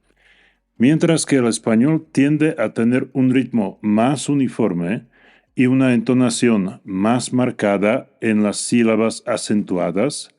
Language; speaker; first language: Spanish; non-native, fluent; English